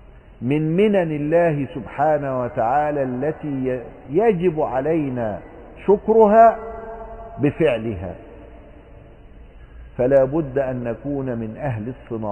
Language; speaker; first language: Arabic; native; Arabic